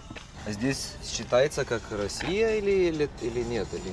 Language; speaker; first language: Russian; non-native, learner; Lithuanian